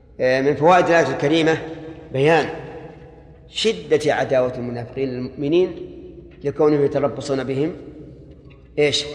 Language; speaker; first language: Arabic; native; Arabic